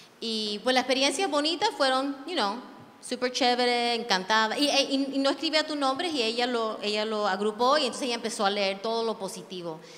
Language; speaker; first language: Spanish; early bilingual, heritage; Spanish